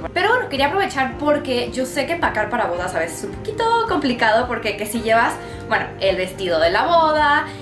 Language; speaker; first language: Spanish; native; Spanish